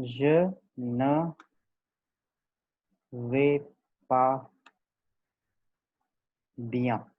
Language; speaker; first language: French; non-native, learner; Hindi